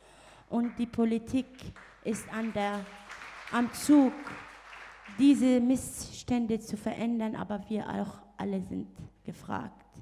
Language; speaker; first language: German; non-native, fluent; Arabic